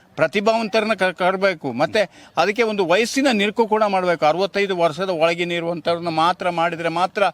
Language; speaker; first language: Kannada; non-native, local second language; Kodava